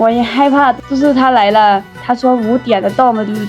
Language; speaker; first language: Chinese; non-native, learner; Lao